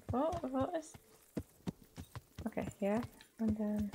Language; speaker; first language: German; non-native, learner; Dutch